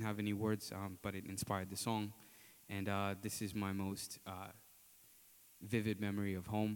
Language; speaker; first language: English; non-native, local second language; Ganda